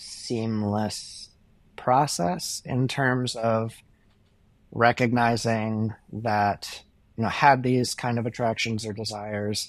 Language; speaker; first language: English; native; English